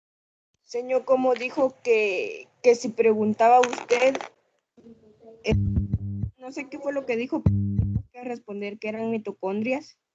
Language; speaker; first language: Spanish; native; Spanish